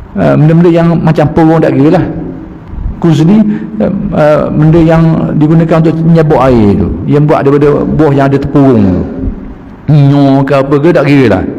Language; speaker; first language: Malay; native; Malay